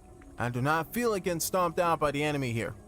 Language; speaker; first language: English; native; English